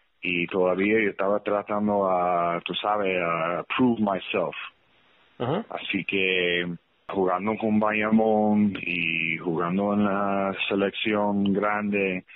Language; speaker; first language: Spanish; early bilingual, heritage; English